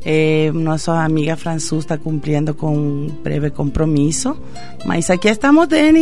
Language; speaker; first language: Portuguese; non-native, fluent; Spanish